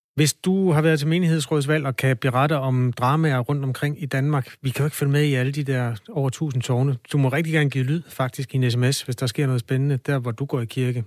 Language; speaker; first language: Danish; native; Danish